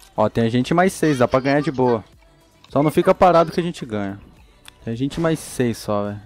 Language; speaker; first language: Portuguese; native; Portuguese